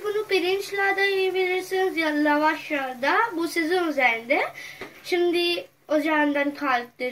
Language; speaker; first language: Turkish; non-native, learner; Urdu